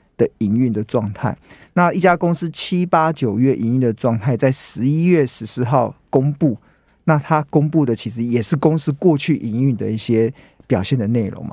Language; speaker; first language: Chinese; native; Chinese